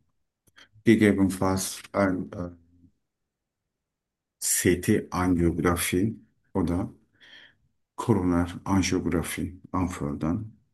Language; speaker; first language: German; non-native, learner; Turkish